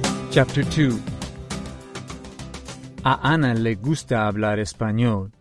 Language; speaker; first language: Spanish; non-native, fluent; English